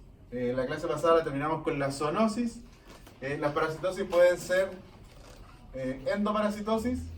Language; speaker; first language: Spanish; native; Spanish